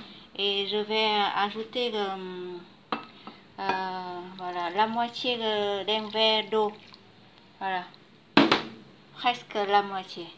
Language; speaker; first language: French; non-native, learner; Vietnamese